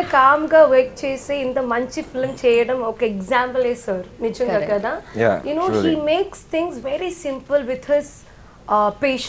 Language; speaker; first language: Telugu; non-native, learner; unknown